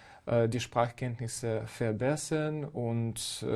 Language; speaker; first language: German; non-native, fluent; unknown